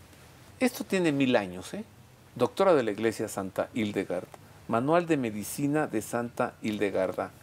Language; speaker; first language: Spanish; native; Spanish